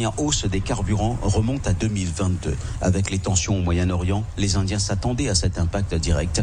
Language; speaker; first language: French; native; French